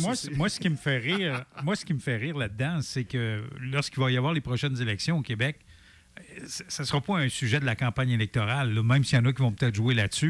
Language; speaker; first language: French; native; French